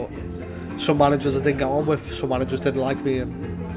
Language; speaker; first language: English; native; English